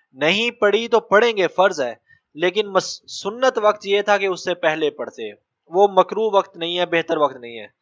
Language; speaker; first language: Urdu; native; Urdu